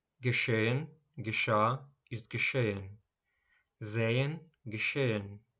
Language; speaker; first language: German; non-native, learner; Ukrainian